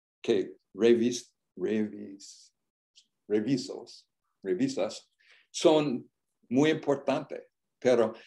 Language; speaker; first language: Spanish; non-native, learner; English